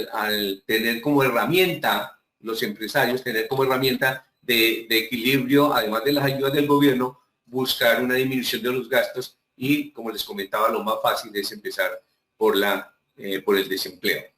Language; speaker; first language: Spanish; native; Spanish